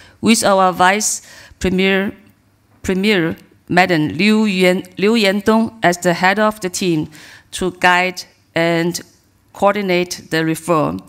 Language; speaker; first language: English; non-native, learner; Chinese